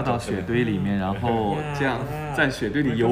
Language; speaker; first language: Chinese; non-native, fluent; Thai